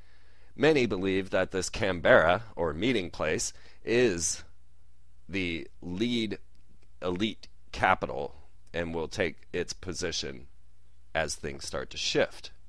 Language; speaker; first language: English; native; English